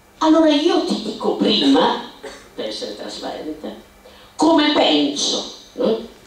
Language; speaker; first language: Italian; native; Italian